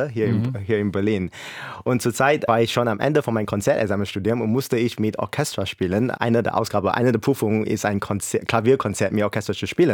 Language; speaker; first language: German; non-native, fluent; English